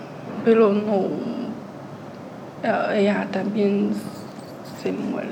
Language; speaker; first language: Spanish; non-native, learner; Chinese